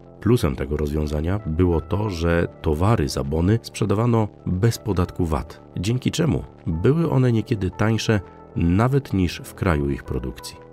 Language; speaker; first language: Polish; native; Polish